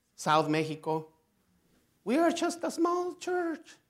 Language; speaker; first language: English; non-native, fluent; Spanish